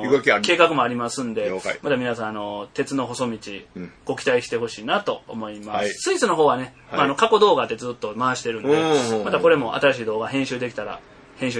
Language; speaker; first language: Japanese; native; Japanese